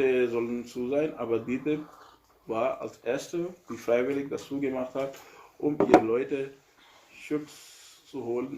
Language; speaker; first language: German; non-native, learner; Urdu